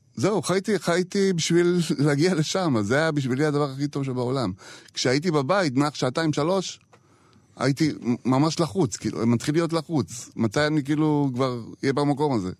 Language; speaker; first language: Hebrew; native; Hebrew